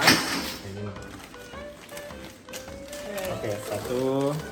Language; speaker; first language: Indonesian; non-native, learner; German